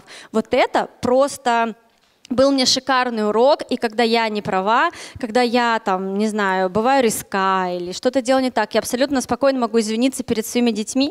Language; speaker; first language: Russian; native; Russian